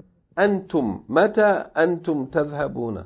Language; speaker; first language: Arabic; non-native, fluent; English